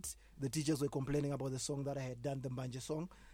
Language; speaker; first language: English; non-native, local second language; Shona